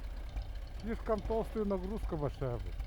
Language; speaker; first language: Russian; non-native, local second language; Yakut